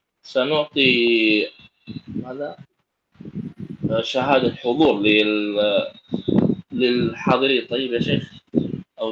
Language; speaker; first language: Arabic; non-native, fluent; Indonesian